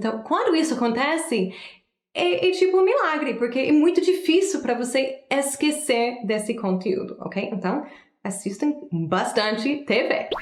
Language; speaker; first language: Portuguese; non-native, fluent; English